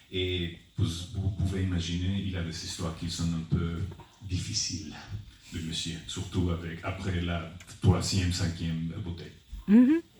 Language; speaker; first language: French; non-native, fluent; Spanish